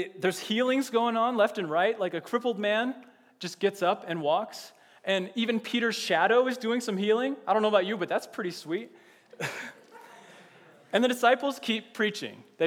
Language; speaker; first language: English; native; English